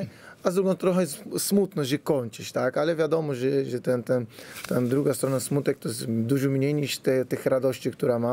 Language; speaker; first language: Polish; non-native, fluent; Portuguese